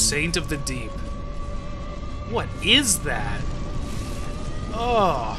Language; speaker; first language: English; native; English